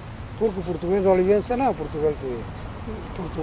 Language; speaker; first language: Portuguese; non-native, local second language; Spanish